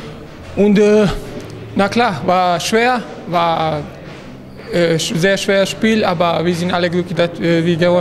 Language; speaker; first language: German; non-native, fluent; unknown